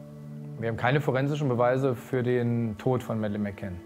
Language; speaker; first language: German; native; German